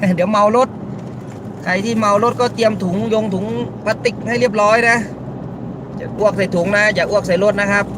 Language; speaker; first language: Thai; native; Thai